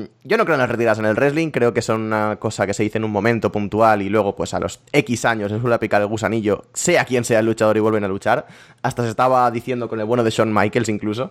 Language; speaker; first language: Spanish; native; Spanish